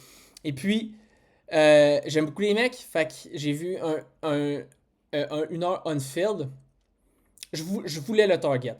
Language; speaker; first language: French; native; French